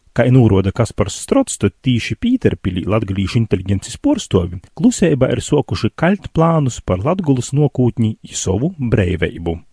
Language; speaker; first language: Latvian; native; Latvian